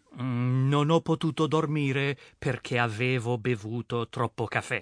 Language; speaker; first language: Italian; non-native, learner; English